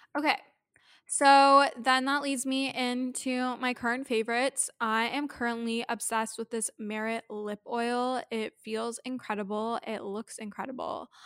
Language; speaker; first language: English; native; English